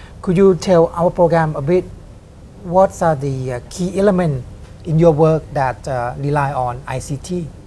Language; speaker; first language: English; non-native, fluent; Thai